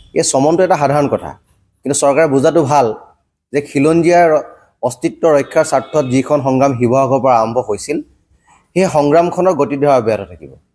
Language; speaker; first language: Assamese; native; Assamese